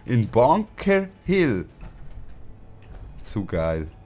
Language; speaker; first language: German; native; German